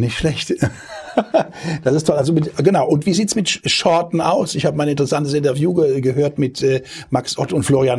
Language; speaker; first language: German; native; German